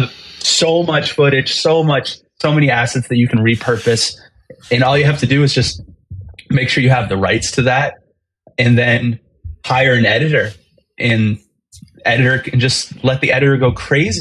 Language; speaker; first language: English; native; English